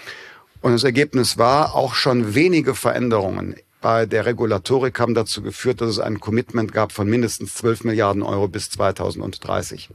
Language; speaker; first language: German; native; German